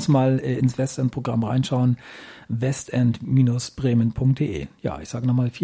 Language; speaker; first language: German; native; German